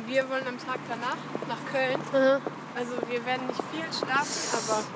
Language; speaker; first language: German; non-native, learner; French